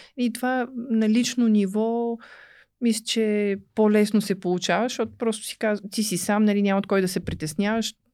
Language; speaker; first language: Bulgarian; native; Bulgarian